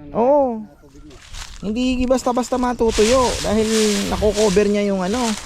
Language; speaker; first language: Filipino; native; Filipino